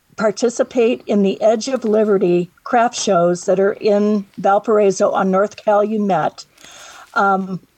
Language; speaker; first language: English; native; English